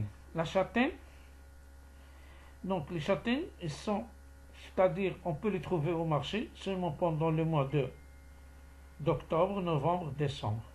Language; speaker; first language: French; non-native, local second language; Arabic